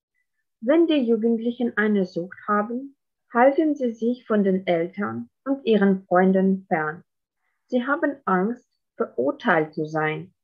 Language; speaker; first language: German; non-native, fluent; Russian